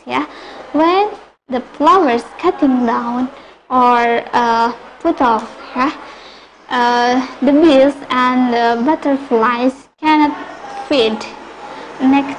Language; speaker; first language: English; non-native, local second language; Indonesian